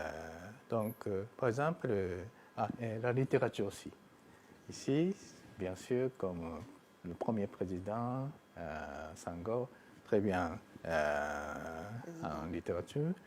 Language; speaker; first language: French; non-native, fluent; Japanese